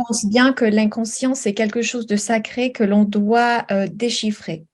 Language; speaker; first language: French; non-native, fluent; Spanish